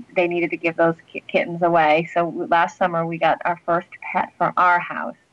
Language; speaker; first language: English; native; English